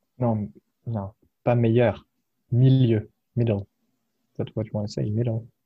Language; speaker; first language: French; native; French